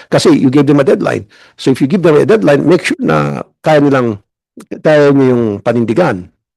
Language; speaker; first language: English; non-native, local second language; Filipino